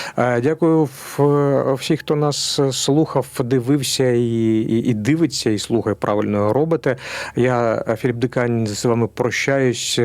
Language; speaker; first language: Ukrainian; native; Ukrainian